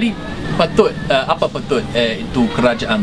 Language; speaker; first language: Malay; non-native, fluent; English